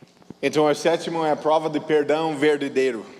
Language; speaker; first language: Portuguese; non-native, fluent; English